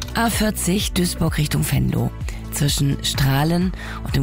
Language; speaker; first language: German; native; German